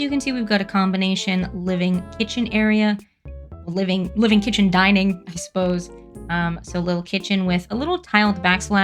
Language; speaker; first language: English; native; English